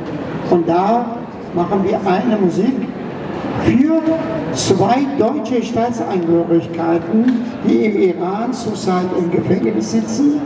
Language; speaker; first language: German; non-native, learner; Persian